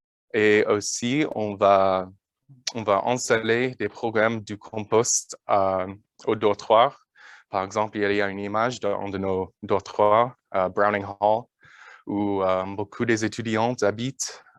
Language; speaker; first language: French; non-native, learner; English